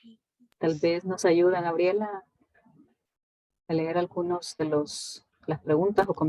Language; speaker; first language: Spanish; native; Spanish